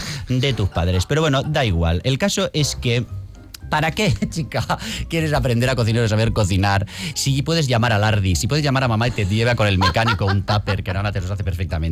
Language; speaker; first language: Spanish; native; Spanish